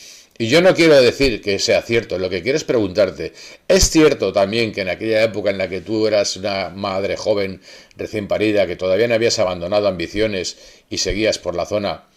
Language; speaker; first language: Spanish; native; Spanish